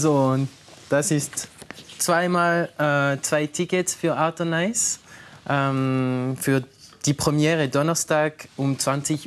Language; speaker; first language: German; non-native, local second language; French